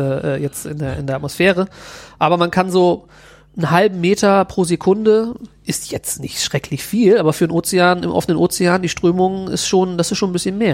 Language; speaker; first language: German; native; German